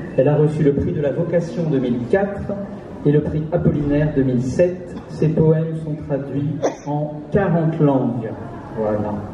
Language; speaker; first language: French; native; French